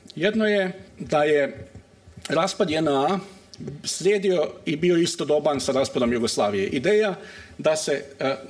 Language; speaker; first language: Croatian; native; Croatian